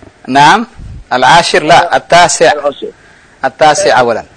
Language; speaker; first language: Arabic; non-native, fluent; Indonesian